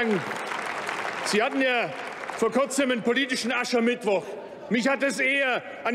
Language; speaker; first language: German; early bilingual, other home language; Turkish